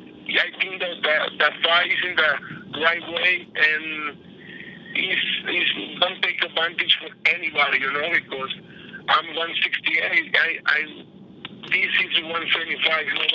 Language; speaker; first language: English; non-native, learner; Spanish